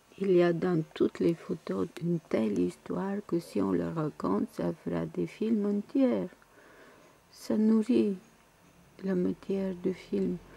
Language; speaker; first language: French; non-native, fluent; Bulgarian